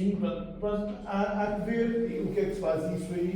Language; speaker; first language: Portuguese; native; Portuguese